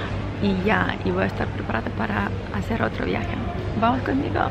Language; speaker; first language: Spanish; non-native, fluent; Ukrainian